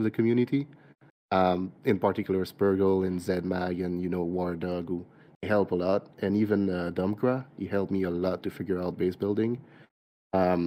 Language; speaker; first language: English; non-native, fluent; French